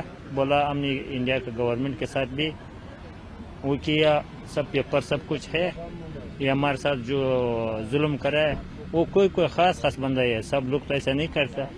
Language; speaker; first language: Hindi; non-native, learner; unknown